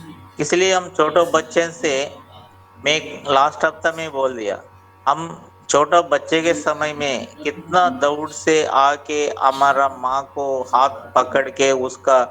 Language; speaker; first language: Hindi; non-native, local second language; Telugu